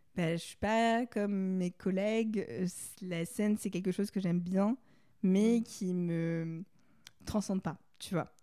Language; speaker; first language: French; native; French